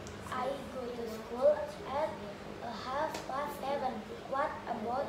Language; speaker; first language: English; non-native, learner; Indonesian